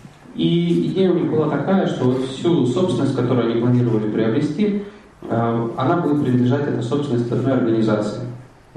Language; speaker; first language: Russian; native; Russian